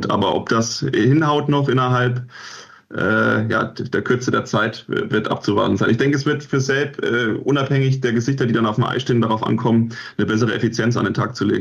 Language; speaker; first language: German; native; German